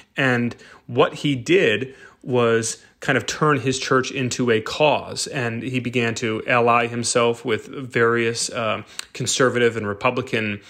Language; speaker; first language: English; native; English